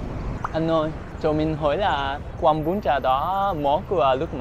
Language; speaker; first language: Vietnamese; non-native, learner; Japanese